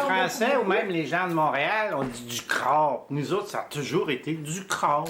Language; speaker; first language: French; native; French